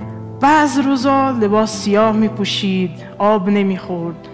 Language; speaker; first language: Persian; non-native, fluent; Portuguese